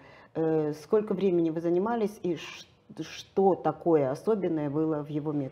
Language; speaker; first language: Russian; native; Russian